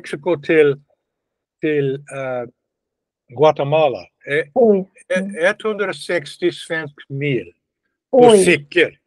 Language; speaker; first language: Swedish; non-native, learner; Russian